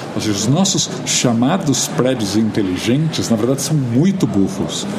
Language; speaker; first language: Portuguese; native; Portuguese